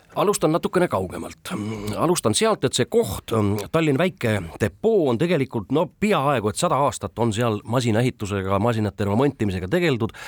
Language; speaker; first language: Estonian; native; Estonian